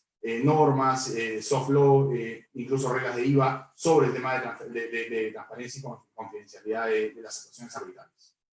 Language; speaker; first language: Spanish; native; Spanish